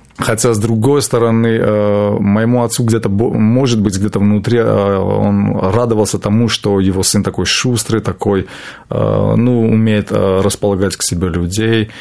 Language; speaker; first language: Russian; non-native, local second language; Armenian